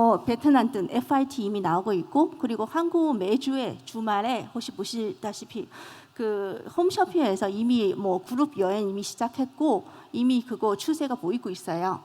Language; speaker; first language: Korean; non-native, fluent; Chinese